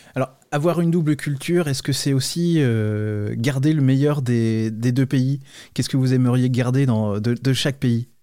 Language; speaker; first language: French; native; French